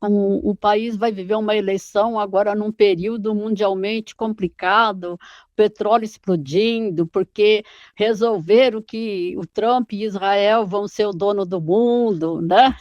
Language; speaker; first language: Portuguese; native; Portuguese